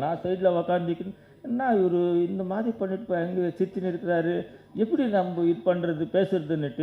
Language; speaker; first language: Tamil; non-native, learner; Kannada